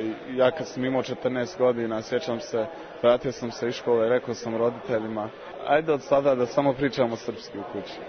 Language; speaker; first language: Serbian; early bilingual, heritage; English